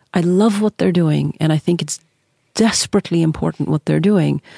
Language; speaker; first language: English; early bilingual, other home language; Norwegian